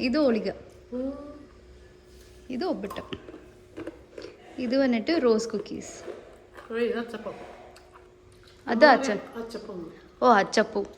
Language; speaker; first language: Malayalam; non-native, learner; Kannada